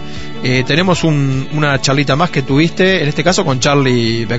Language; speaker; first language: Spanish; native; Spanish